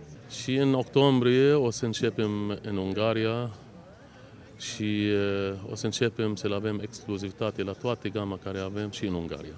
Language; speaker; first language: Romanian; non-native, fluent; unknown